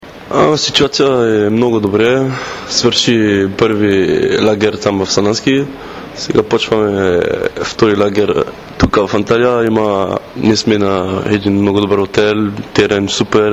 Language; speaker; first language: Bulgarian; non-native, learner; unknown